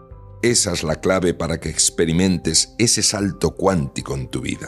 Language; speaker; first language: Spanish; native; Spanish